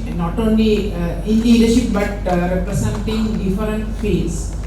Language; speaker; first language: English; non-native, local second language; Sinhala